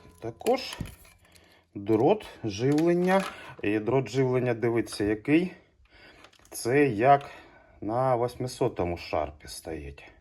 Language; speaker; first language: Ukrainian; non-native, local second language; Russian